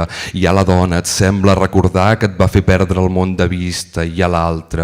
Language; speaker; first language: Catalan; native; Catalan